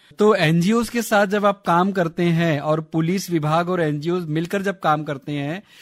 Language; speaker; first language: Hindi; native; Hindi